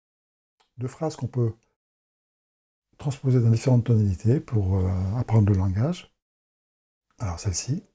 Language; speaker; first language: French; native; French